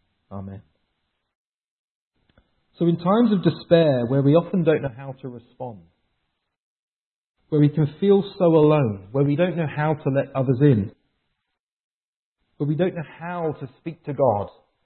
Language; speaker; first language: English; native; English